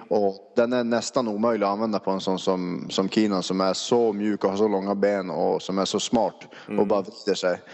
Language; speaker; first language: Swedish; native; Swedish